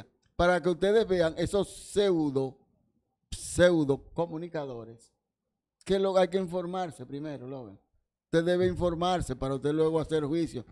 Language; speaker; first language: Spanish; native; Spanish